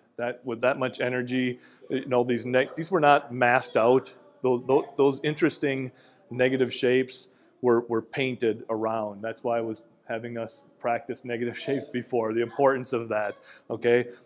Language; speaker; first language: English; native; English